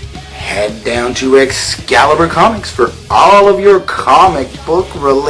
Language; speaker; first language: English; native; English